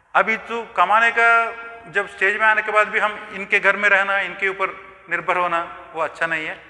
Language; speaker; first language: Hindi; non-native, local second language; Telugu